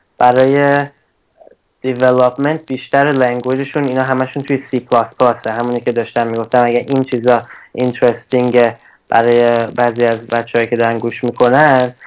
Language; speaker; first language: Persian; early bilingual, heritage; Persian